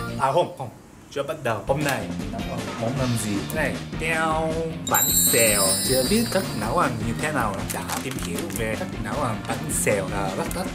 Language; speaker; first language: Vietnamese; non-native, learner; Japanese